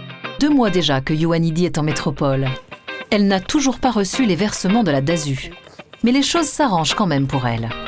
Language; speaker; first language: French; native; French